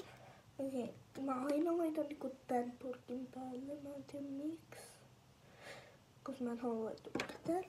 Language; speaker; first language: Finnish; early bilingual, other home language; Persian